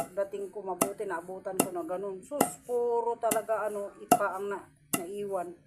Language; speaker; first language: Filipino; non-native, local second language; Cebuano